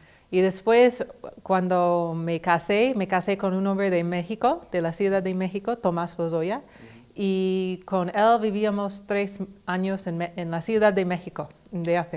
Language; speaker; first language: Spanish; non-native, fluent; English